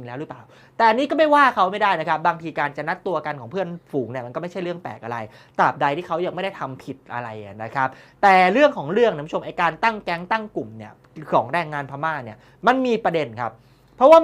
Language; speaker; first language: Thai; native; Thai